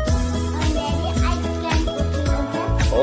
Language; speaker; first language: English; non-native, learner; Indonesian